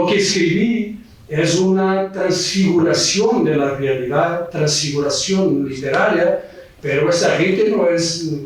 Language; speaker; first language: Spanish; non-native, fluent; Portuguese